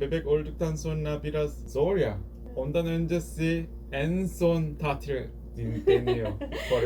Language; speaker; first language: Turkish; non-native, learner; Korean